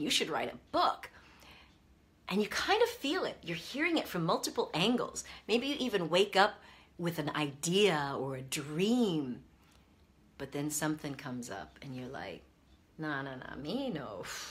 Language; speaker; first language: English; native; English